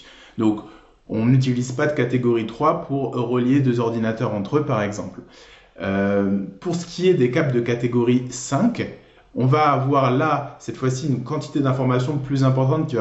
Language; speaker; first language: French; native; French